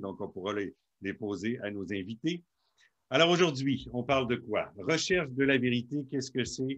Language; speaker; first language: French; native; French